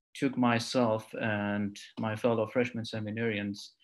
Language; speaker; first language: English; non-native, fluent; Armenian